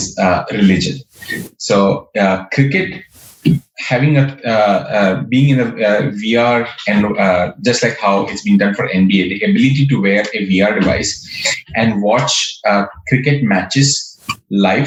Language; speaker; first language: English; non-native, local second language; Marathi